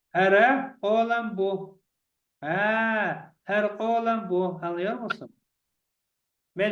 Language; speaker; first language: Turkish; non-native, learner; Chechen